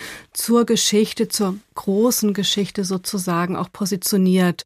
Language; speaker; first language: German; native; German